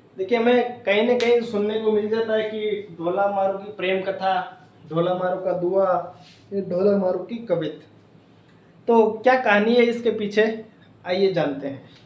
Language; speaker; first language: Hindi; native; Hindi